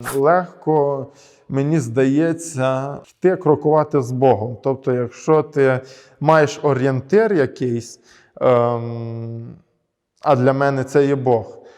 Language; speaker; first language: Ukrainian; early bilingual, heritage; Ukrainian